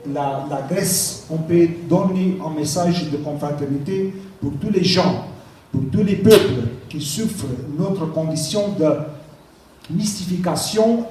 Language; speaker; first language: French; non-native, learner; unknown